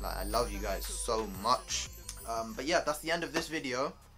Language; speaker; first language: English; native; English